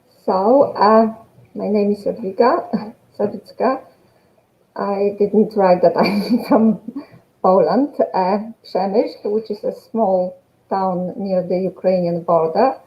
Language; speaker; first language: English; non-native, fluent; Polish